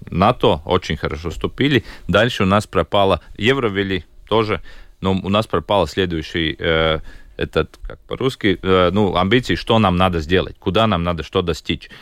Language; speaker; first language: Russian; non-native, local second language; Latvian